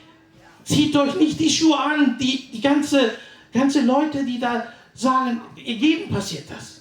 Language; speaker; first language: German; non-native, fluent; Tamil